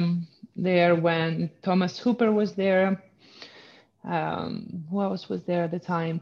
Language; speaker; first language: English; non-native, fluent; Italian